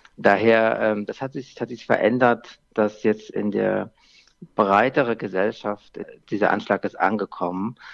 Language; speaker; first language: German; non-native, fluent; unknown